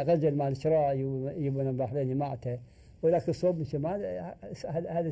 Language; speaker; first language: Arabic; native; Arabic